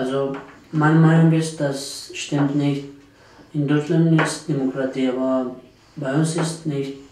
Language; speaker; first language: German; non-native, learner; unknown